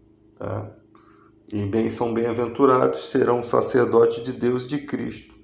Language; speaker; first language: Portuguese; native; Portuguese